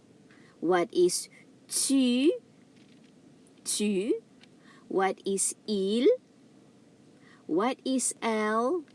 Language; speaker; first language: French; non-native, fluent; Malay